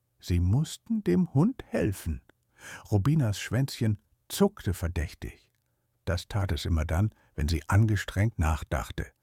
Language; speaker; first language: German; native; German